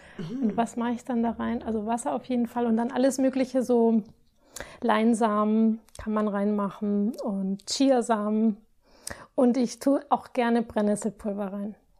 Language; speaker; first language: German; non-native, fluent; Spanish